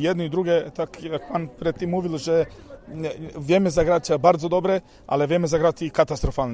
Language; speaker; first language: Polish; non-native, fluent; Serbian